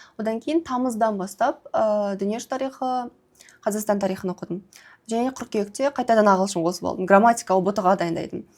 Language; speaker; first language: Kazakh; native; Kazakh